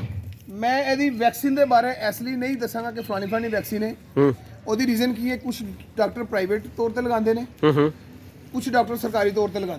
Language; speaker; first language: Punjabi; native; Punjabi